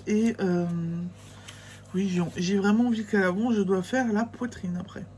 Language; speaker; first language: French; native; French